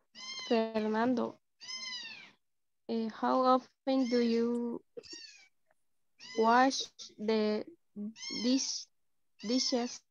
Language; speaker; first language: English; non-native, learner; Spanish